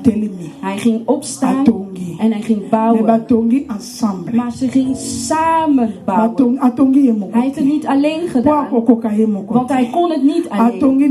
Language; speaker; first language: Dutch; non-native, learner; Lingala